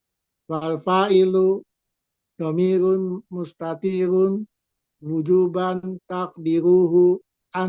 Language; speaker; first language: Arabic; non-native, learner; Indonesian